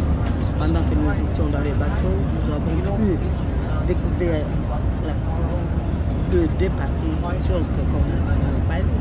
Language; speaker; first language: French; non-native, local second language; Lingala